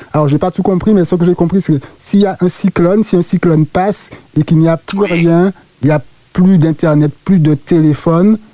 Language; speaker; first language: French; native; French